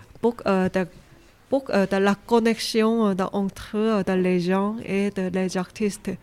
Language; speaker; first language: French; non-native, learner; Korean